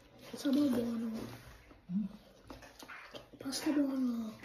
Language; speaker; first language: Italian; early bilingual, other home language; Filipino